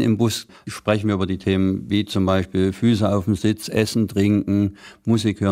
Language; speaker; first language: German; native; German